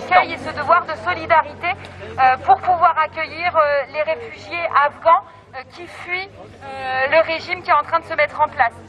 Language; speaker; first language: French; native; French